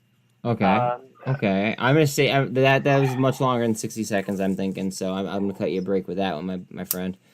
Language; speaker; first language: English; native; English